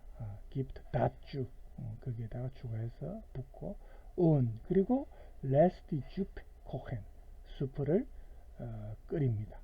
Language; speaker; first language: German; non-native, fluent; Korean